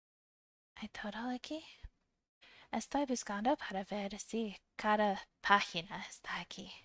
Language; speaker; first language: Spanish; non-native, fluent; English